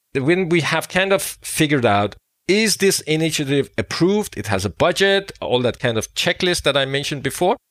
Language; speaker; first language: English; non-native, fluent; Danish